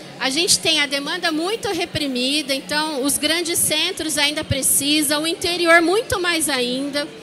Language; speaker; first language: Portuguese; native; Portuguese